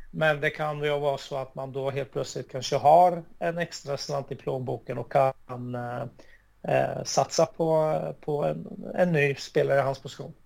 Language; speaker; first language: Swedish; early bilingual, other home language; Arabic